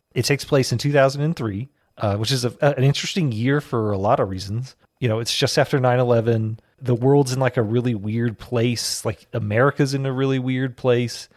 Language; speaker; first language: English; native; English